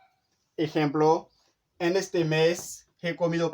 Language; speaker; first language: Spanish; non-native, fluent; Haitian Creole